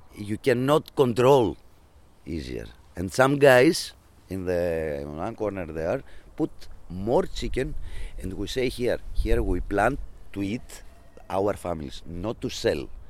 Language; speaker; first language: English; non-native, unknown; Greek